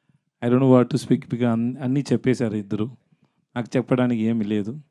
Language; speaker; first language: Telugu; non-native, learner; Tamil